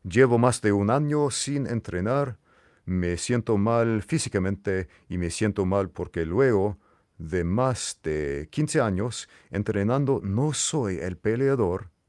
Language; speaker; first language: Spanish; non-native, fluent; English